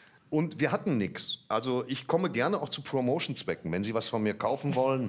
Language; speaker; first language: German; native; German